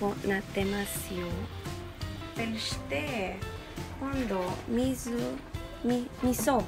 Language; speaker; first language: Japanese; non-native, fluent; Filipino